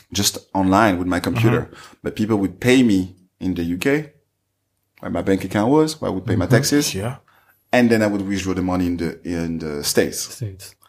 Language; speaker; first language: English; non-native, fluent; French